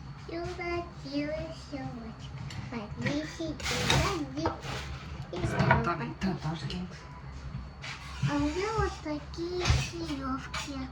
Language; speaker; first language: Russian; early bilingual, other home language; Armenian